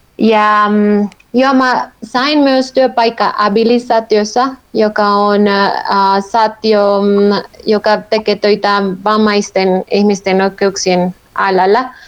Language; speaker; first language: Finnish; non-native, fluent; Spanish